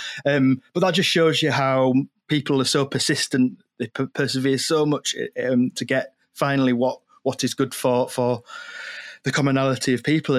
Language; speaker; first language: English; native; English